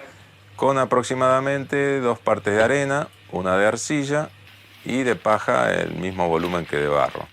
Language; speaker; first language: Spanish; native; Spanish